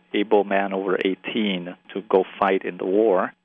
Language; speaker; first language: English; early bilingual, other home language; Spanish